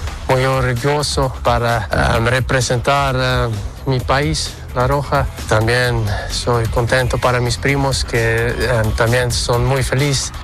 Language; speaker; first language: Spanish; non-native, learner; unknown